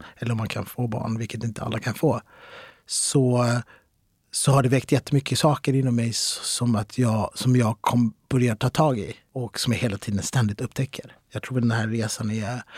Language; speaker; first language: Swedish; early bilingual, other home language; Arabic